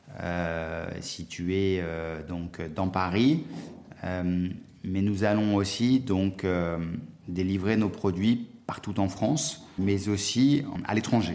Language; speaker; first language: French; native; French